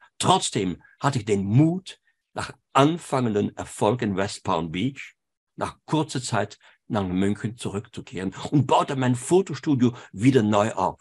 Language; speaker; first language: German; non-native, fluent; French